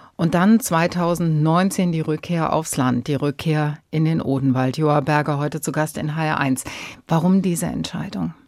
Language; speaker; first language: German; native; German